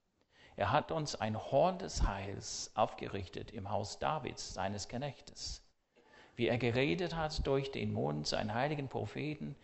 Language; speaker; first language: German; non-native, fluent; English